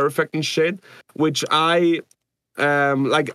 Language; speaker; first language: English; non-native, fluent; Swiss German